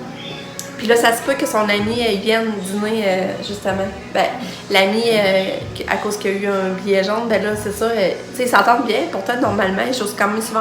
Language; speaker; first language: French; native; French